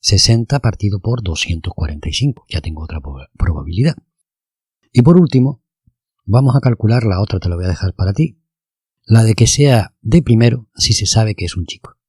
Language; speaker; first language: Spanish; native; Spanish